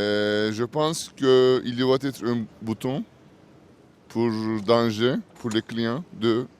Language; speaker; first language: French; non-native, learner; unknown